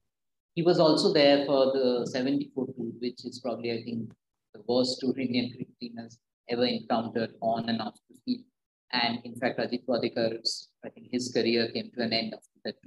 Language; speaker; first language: English; non-native, local second language; Bangla